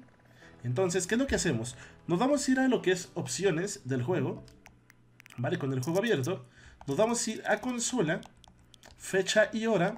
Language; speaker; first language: Spanish; native; Spanish